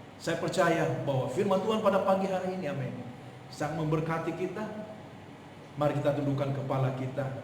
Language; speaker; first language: Indonesian; non-native, local second language; Nias